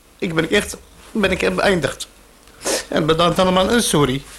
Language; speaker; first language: Dutch; non-native, learner; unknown